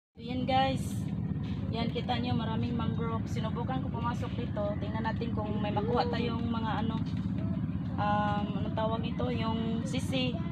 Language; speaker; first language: Filipino; non-native, local second language; Hiligaynon